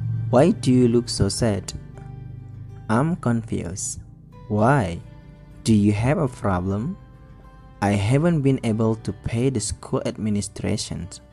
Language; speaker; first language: English; non-native, fluent; Indonesian